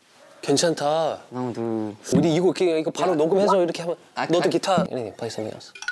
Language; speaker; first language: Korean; non-native, fluent; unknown